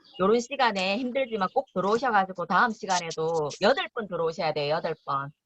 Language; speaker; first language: Korean; native; Korean